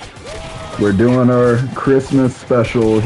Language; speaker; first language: English; native; English